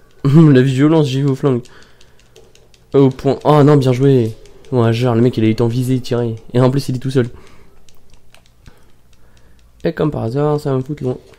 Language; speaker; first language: French; native; French